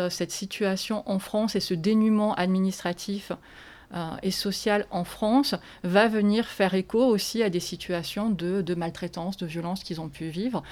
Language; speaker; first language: French; native; French